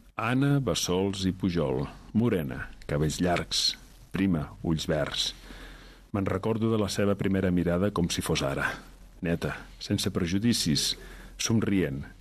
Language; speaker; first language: Catalan; early bilingual, other home language; Riffian